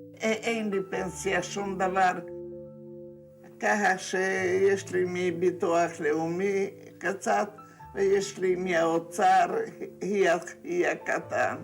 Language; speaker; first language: Hebrew; non-native, fluent; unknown